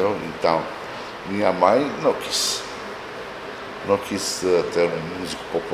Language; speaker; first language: Portuguese; non-native, fluent; Romanian